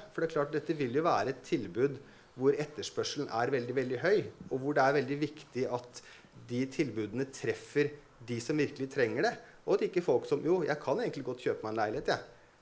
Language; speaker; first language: Norwegian; native; Norwegian